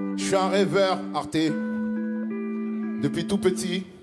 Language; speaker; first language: French; native; French